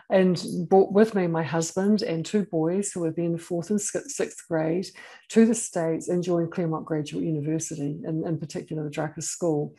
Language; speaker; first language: English; native; English